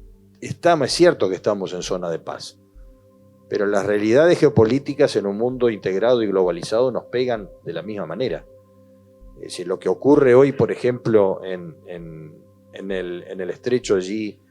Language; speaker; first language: Spanish; native; Spanish